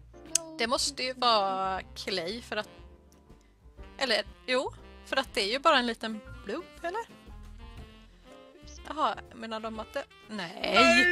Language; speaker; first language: Swedish; native; Swedish